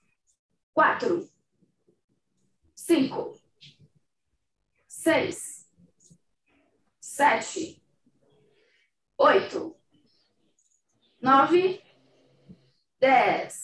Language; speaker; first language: Portuguese; native; Portuguese